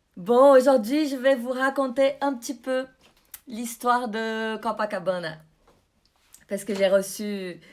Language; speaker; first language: French; non-native, fluent; Portuguese